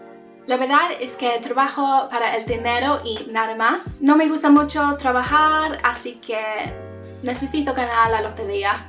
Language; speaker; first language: Spanish; non-native, learner; English